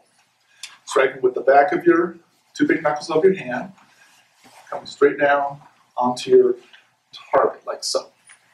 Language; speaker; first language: English; native; English